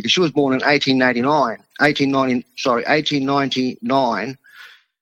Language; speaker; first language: English; non-native, local second language; Italian